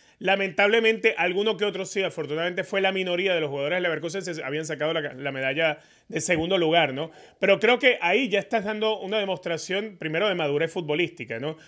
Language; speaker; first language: Spanish; native; Spanish